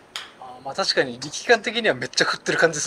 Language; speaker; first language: Japanese; native; Japanese